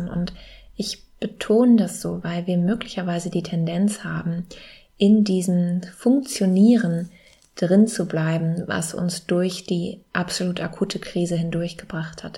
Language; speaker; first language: German; native; German